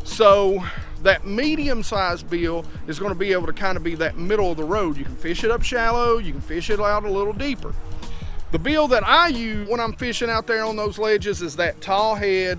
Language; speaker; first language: English; native; English